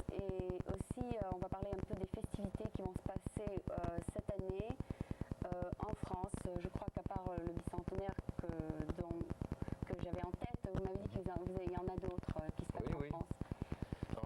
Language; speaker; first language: French; native; French